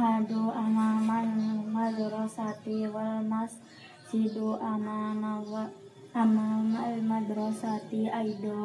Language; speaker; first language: Arabic; non-native, learner; Indonesian